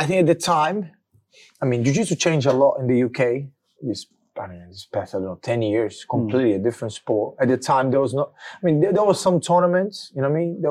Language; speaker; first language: English; non-native, fluent; Portuguese